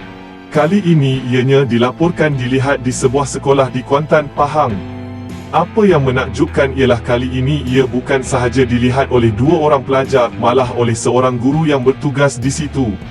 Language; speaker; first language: Malay; native; Malay